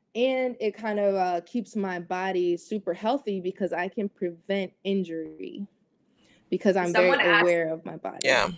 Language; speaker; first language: English; native; English